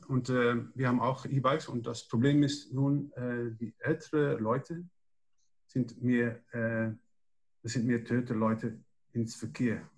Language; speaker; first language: German; non-native, learner; Dutch